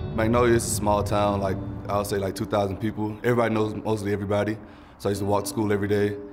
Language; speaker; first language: English; native; English